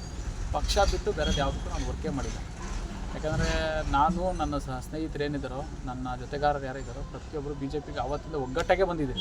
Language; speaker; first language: Kannada; native; Kannada